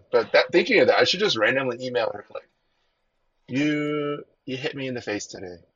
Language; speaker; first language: English; early bilingual, other home language; Chinese